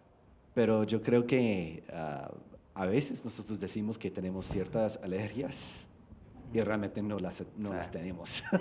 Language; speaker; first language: Spanish; non-native, fluent; English